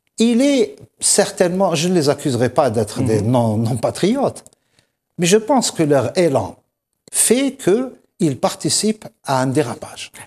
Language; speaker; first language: French; non-native, local second language; Kabyle